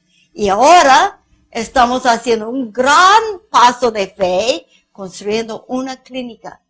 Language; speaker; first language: Spanish; non-native, fluent; English